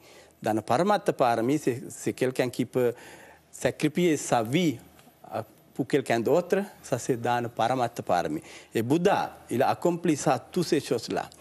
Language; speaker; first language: French; non-native, learner; Sinhala